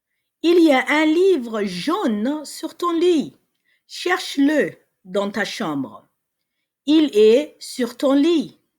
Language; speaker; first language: French; non-native, fluent; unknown